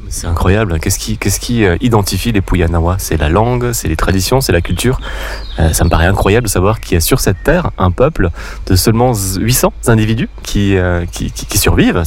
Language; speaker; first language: French; native; French